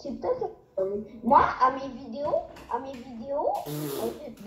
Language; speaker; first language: French; native; French